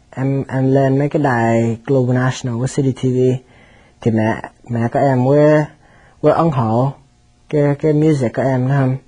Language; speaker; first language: Vietnamese; early bilingual, heritage; Vietnamese